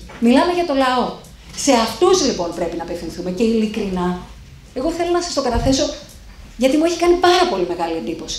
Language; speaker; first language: Greek; native; Greek